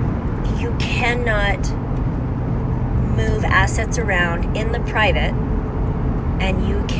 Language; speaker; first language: English; native; English